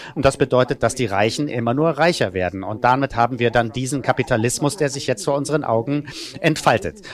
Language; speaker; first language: German; non-native, fluent; Italian